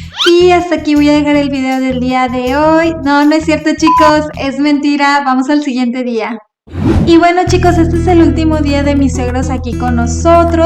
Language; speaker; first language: Spanish; native; Spanish